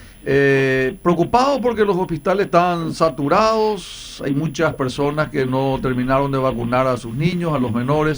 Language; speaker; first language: Spanish; native; Spanish